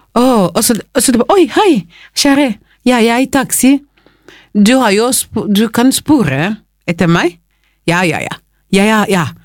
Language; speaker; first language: Norwegian; non-native, fluent; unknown